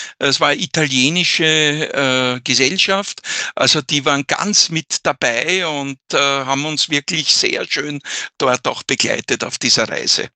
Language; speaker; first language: German; native; German